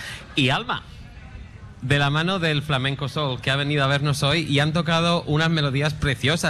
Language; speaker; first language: Spanish; native; Spanish